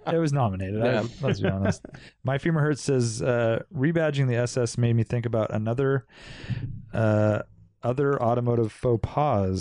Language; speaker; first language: English; native; English